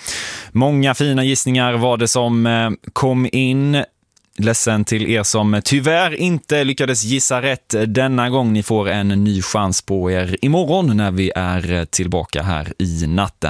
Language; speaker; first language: Swedish; native; Swedish